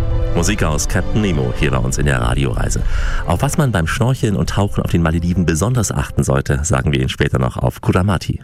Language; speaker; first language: German; native; German